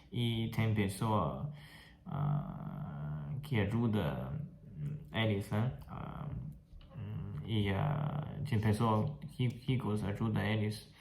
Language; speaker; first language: Portuguese; non-native, fluent; Chinese